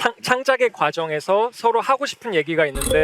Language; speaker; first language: Korean; native; Korean